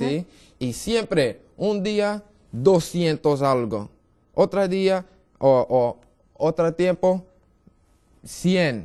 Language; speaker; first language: Spanish; non-native, learner; English